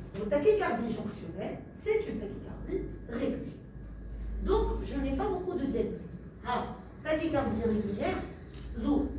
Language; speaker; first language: French; non-native, local second language; Arabic